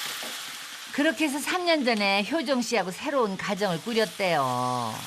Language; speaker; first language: Korean; native; Korean